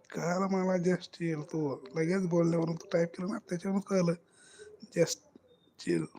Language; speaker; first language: Hindi; non-native, local second language; Marathi